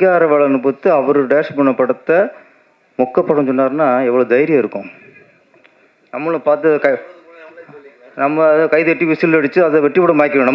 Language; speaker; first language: Tamil; native; Tamil